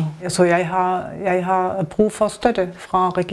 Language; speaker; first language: Danish; non-native, learner; German